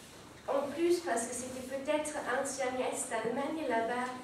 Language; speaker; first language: French; non-native, learner; German